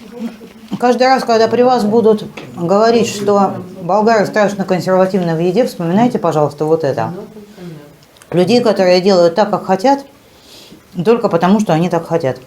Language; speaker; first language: Russian; native; Russian